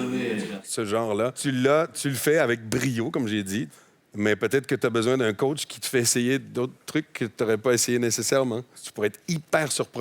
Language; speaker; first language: French; native; French